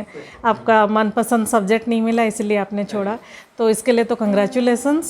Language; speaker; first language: Hindi; non-native, local second language; Odia